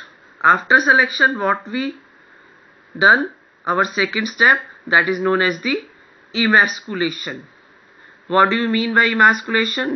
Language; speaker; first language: English; non-native, local second language; Hindi